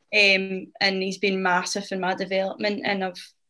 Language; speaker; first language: English; native; English